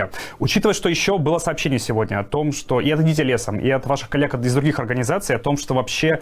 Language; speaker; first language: Russian; native; Russian